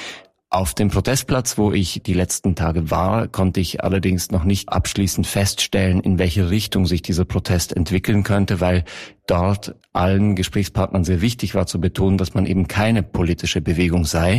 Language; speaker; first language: German; native; German